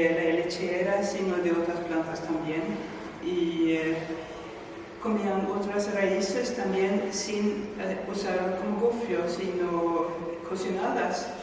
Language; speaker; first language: Spanish; non-native, fluent; Swedish